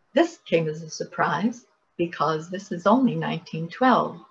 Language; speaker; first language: English; native; English